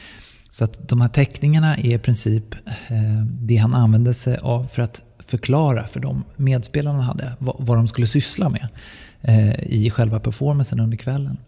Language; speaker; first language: Swedish; native; Swedish